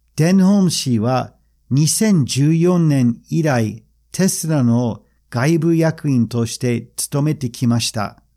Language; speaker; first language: Japanese; non-native, fluent; English